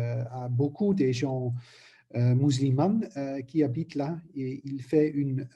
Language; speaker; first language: French; non-native, learner; Dutch